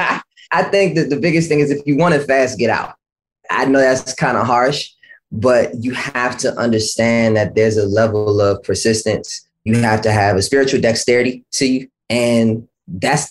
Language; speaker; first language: English; native; English